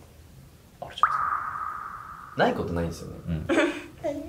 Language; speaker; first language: Japanese; native; Japanese